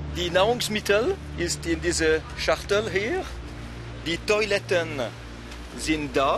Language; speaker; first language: German; non-native, local second language; French